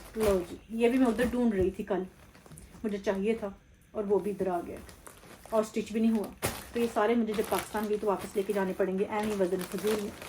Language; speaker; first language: Urdu; native; Urdu